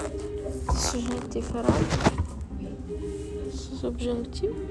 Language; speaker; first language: French; non-native, learner; Ukrainian